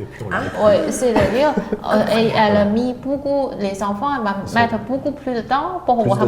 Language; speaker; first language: French; non-native, learner; Chinese